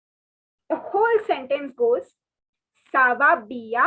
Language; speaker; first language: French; non-native, fluent; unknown